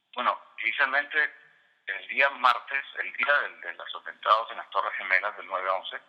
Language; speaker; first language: Spanish; native; Spanish